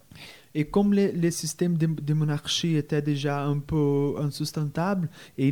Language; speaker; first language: French; non-native, fluent; Portuguese